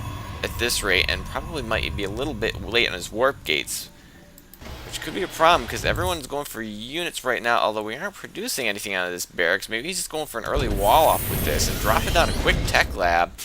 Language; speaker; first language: English; native; English